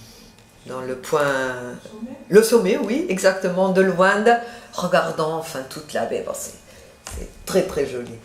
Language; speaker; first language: French; non-native, fluent; Portuguese